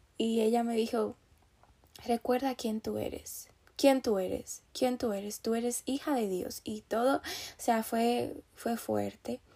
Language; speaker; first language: Spanish; native; Spanish